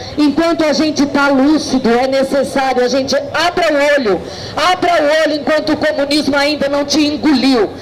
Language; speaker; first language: Portuguese; native; Portuguese